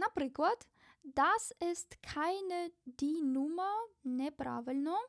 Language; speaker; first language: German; non-native, fluent; Ukrainian